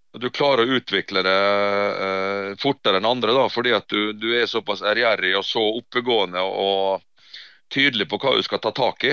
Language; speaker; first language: Norwegian; native; Norwegian